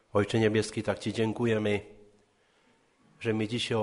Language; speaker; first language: Czech; non-native, local second language; Polish